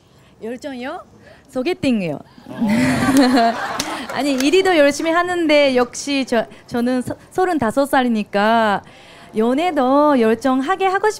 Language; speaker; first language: Korean; non-native, fluent; Japanese